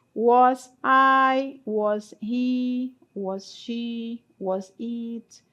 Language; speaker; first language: English; non-native, fluent; Portuguese